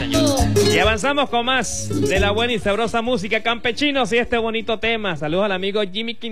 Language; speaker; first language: Spanish; native; Spanish